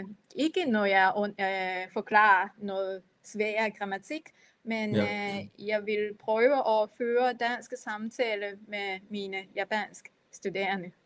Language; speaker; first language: Danish; non-native, fluent; Japanese